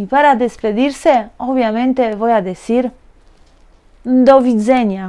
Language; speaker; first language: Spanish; non-native, fluent; Polish